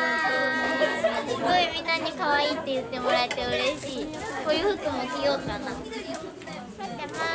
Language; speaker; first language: Japanese; native; Japanese